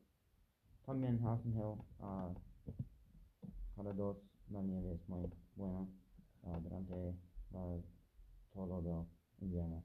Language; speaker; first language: Spanish; non-native, learner; English